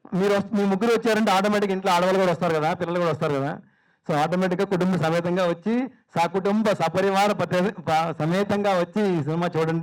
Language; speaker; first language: Telugu; native; Telugu